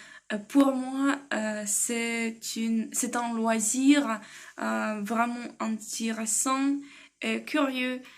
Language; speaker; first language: French; non-native, learner; Russian